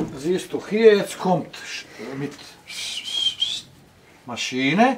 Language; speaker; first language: German; non-native, learner; Croatian